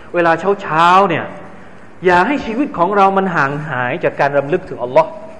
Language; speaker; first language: Thai; non-native, local second language; Malay